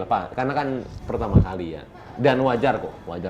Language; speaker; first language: Indonesian; native; Indonesian